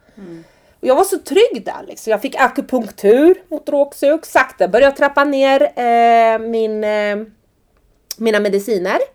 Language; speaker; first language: Swedish; early bilingual, other home language; Persian